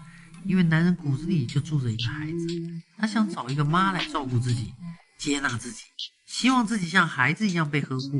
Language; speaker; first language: Chinese; native; Chinese